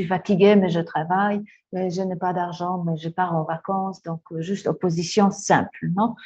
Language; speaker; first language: French; non-native, fluent; Spanish